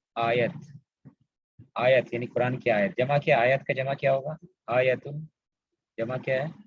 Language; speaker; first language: Urdu; native; Urdu